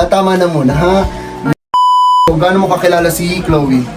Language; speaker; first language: Filipino; non-native, local second language; Bikol